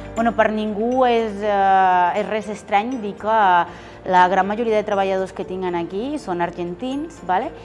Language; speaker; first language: Catalan; non-native, fluent; Spanish